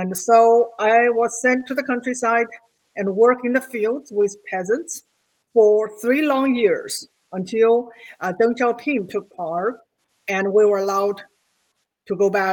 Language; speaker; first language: English; non-native, fluent; Chinese